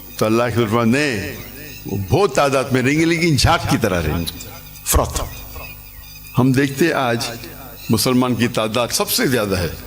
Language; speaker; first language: Urdu; non-native, local second language; English